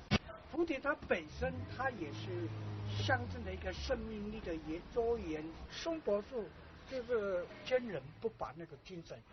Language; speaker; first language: Chinese; native; Chinese